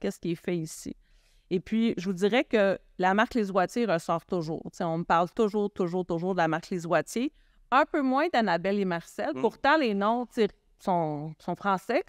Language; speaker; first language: French; native; French